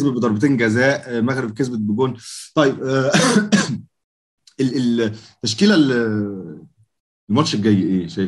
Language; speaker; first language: Arabic; native; Arabic